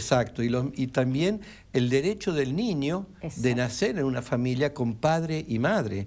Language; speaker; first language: Spanish; native; Spanish